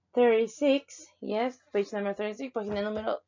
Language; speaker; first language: English; non-native, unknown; Spanish